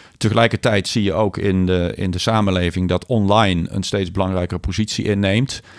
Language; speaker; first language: Dutch; native; Dutch